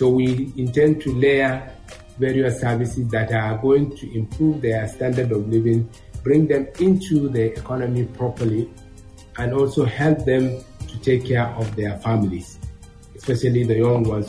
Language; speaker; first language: English; non-native, local second language; Hausa